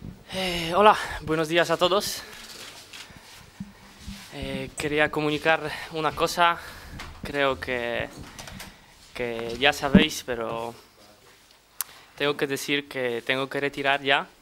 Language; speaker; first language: Spanish; non-native, fluent; Polish